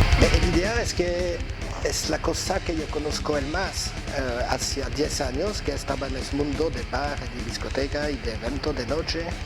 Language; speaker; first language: Spanish; non-native, learner; French